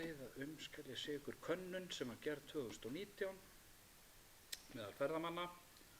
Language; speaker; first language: Icelandic; native; Icelandic